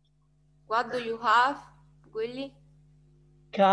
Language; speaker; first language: English; non-native, fluent; Spanish